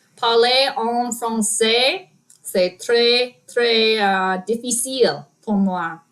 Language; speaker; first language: French; non-native, learner; English